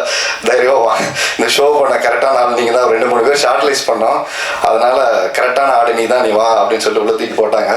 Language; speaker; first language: Tamil; native; Tamil